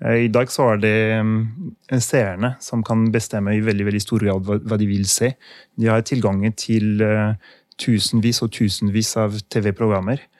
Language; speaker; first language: Norwegian; non-native, fluent; French